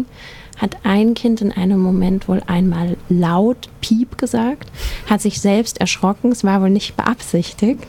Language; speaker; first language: German; native; German